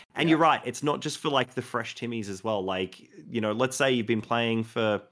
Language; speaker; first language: English; native; English